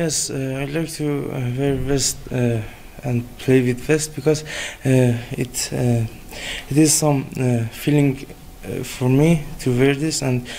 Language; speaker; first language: English; non-native, fluent; Persian